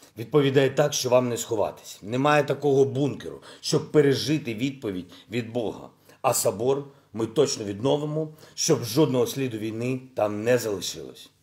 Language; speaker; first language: Ukrainian; non-native, local second language; Russian